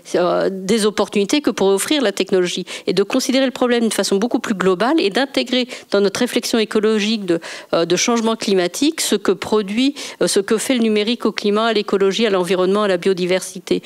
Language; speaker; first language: French; native; French